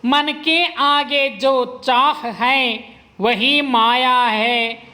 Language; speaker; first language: Hindi; non-native, local second language; Kannada